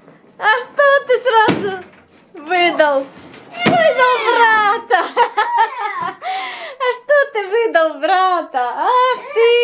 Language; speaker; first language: Russian; native; Russian